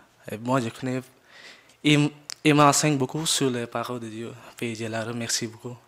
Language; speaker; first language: French; non-native, learner; Jarai